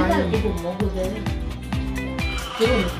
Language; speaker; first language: Korean; non-native, learner; Filipino